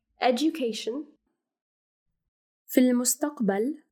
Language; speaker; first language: Arabic; non-native, learner; English